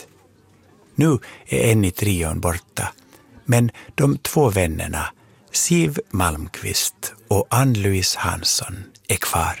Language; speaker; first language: Swedish; native; Swedish